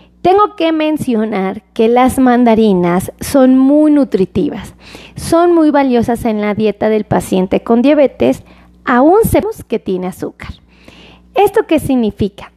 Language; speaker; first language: Spanish; native; Spanish